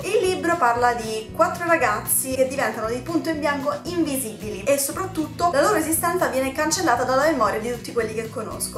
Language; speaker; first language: Italian; native; Italian